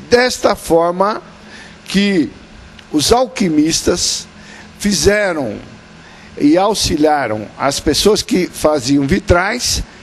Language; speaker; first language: Portuguese; native; Portuguese